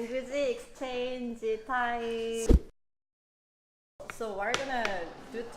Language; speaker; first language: English; non-native, fluent; Korean